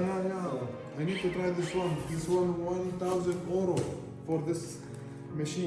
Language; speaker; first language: English; non-native, learner; Arabic